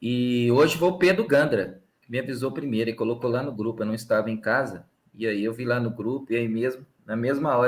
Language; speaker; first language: Portuguese; native; Portuguese